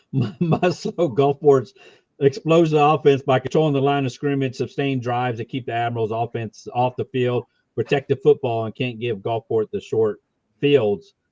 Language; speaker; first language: English; native; English